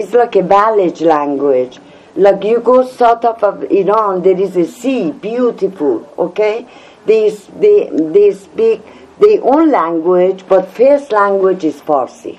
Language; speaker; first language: English; non-native, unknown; Persian